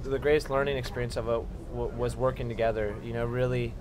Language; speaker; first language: English; native; English